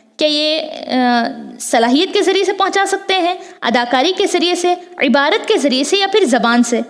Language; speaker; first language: Urdu; native; Urdu